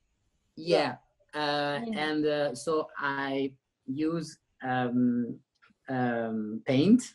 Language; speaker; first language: English; non-native, learner; French